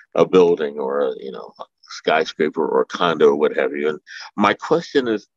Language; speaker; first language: English; native; English